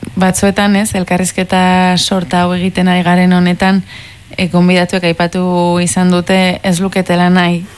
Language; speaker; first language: Basque; native; Basque